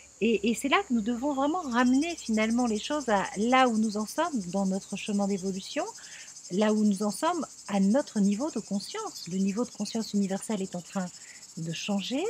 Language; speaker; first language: French; native; French